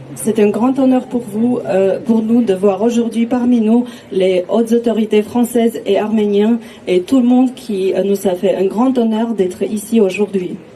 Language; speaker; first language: French; non-native, fluent; Armenian